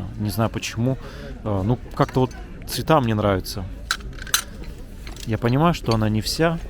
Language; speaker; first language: Russian; native; Russian